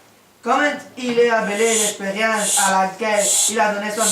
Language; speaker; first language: French; non-native, learner; Spanish